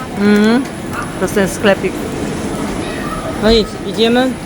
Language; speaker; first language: Polish; native; Polish